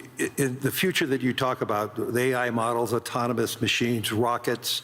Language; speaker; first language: English; native; English